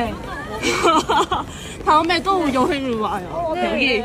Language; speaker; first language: Korean; non-native, learner; Cantonese